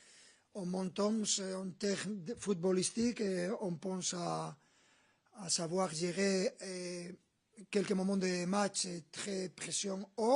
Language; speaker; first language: French; non-native, fluent; Spanish